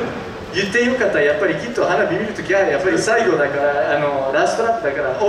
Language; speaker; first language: Japanese; early bilingual, heritage; Japanese